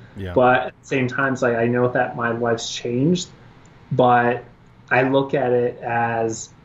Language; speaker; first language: English; early bilingual, other home language; Albanian